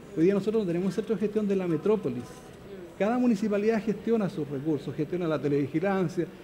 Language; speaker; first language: Spanish; native; Spanish